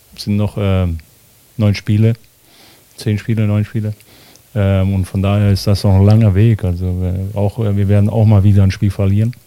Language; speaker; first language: German; early bilingual, other home language; Bosnian